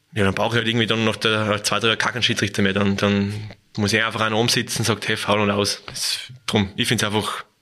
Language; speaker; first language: German; native; German